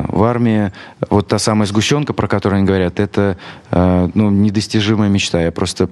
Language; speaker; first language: Russian; native; Russian